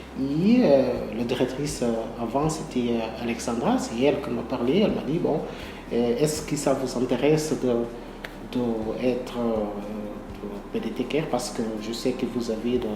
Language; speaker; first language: French; non-native, learner; Portuguese